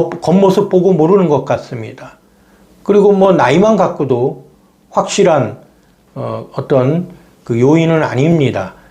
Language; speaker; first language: Korean; native; Korean